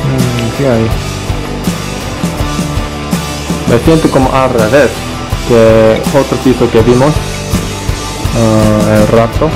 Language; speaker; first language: Spanish; non-native, fluent; Korean